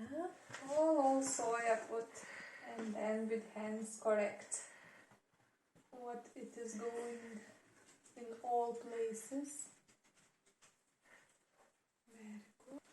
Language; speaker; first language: English; non-native, learner; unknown